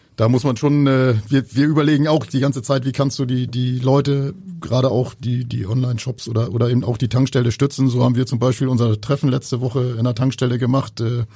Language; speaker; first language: German; native; German